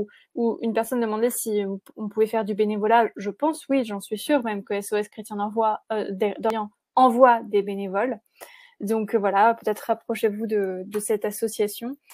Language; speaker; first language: French; native; French